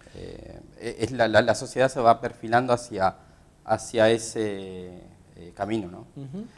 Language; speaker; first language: Spanish; native; Spanish